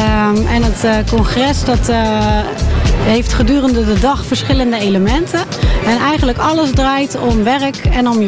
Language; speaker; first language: Dutch; native; Dutch